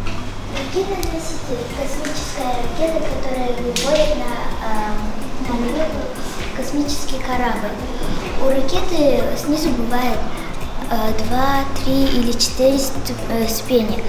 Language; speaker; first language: Russian; non-native, local second language; Kazakh